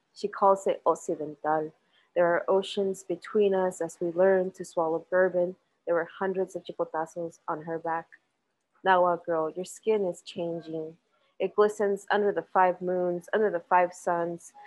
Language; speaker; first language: English; early bilingual, other home language; Spanish